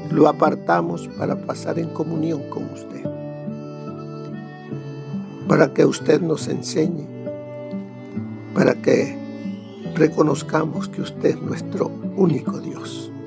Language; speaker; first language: Spanish; native; Spanish